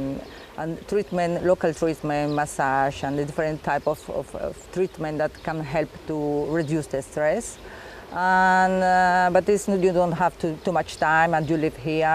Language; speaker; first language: English; non-native, learner; Spanish